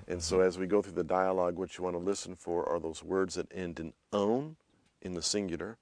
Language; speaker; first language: English; native; English